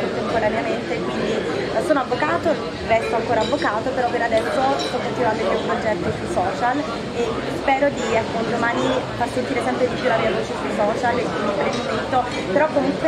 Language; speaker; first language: Italian; native; Italian